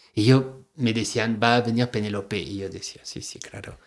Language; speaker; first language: Spanish; non-native, fluent; French